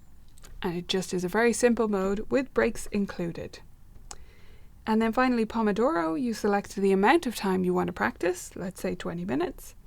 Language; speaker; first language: English; native; English